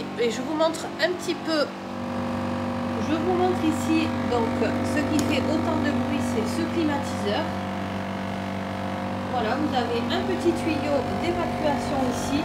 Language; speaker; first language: French; native; French